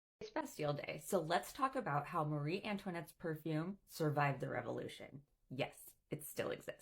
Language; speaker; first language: English; native; English